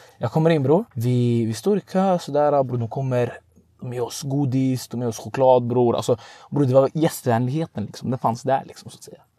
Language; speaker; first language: Swedish; early bilingual, other home language; Arabic